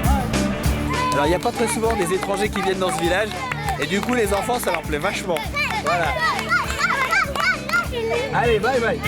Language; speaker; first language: French; native; French